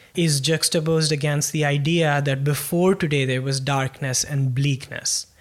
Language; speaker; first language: English; non-native, local second language; Punjabi